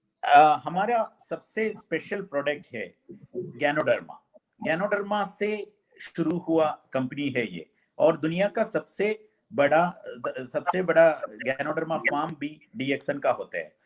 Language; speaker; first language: Hindi; non-native, fluent; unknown